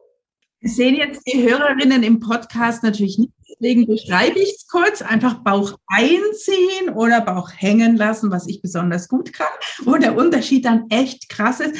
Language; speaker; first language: German; native; German